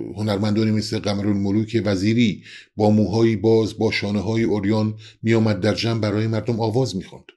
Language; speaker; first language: Persian; non-native, local second language; Central Kurdish